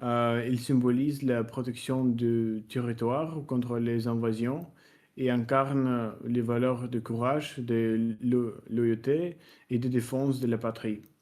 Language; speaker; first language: French; non-native, fluent; Russian